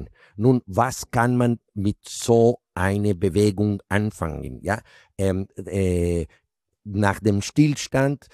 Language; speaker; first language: German; non-native, fluent; Spanish